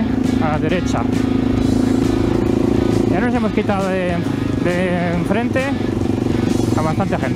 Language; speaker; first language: Spanish; native; Spanish